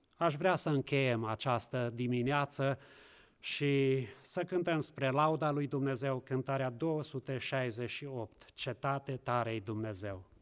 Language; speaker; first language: Romanian; non-native, local second language; Hungarian